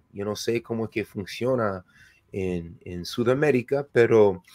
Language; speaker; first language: Spanish; non-native, fluent; English